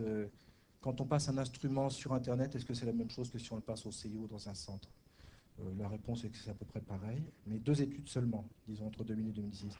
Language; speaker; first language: French; native; French